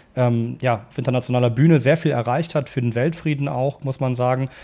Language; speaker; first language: German; native; German